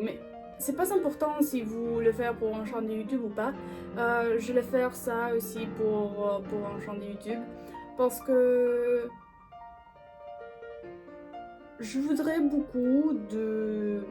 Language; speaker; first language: French; non-native, learner; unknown